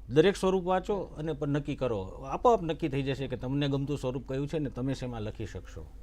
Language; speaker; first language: Gujarati; native; Gujarati